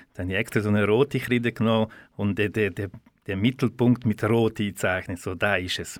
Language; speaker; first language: German; non-native, fluent; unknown